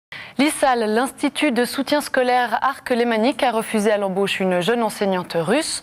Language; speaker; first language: French; native; French